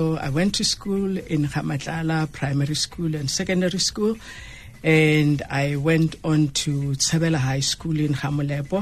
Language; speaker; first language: English; non-native, local second language; Northern Sotho